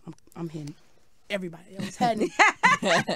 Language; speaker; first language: English; native; English